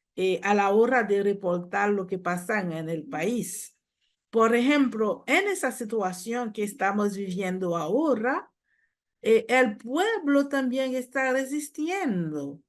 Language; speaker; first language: Spanish; non-native, fluent; Haitian Creole